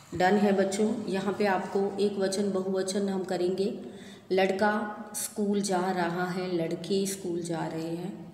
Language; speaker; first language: Hindi; non-native, local second language; Gujarati